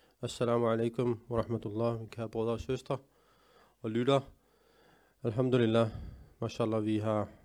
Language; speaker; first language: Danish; early bilingual, other home language; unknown